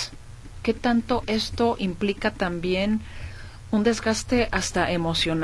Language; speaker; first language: Spanish; native; Spanish